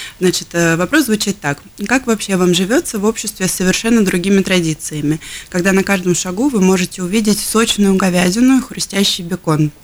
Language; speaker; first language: Russian; native; Russian